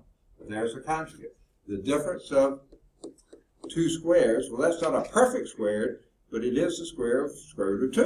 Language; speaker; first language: English; native; English